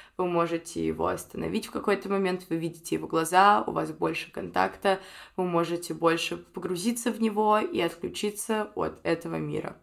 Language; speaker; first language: Russian; native; Russian